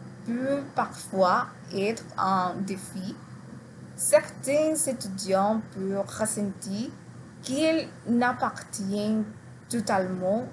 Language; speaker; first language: French; non-native, learner; Spanish